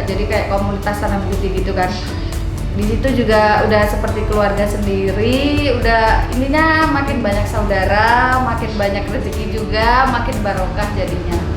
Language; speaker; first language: Indonesian; native; Indonesian